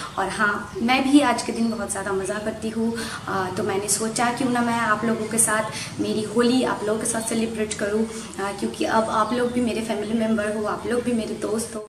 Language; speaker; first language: Hindi; non-native, local second language; Bangla